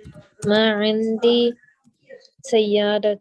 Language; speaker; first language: Arabic; non-native, learner; English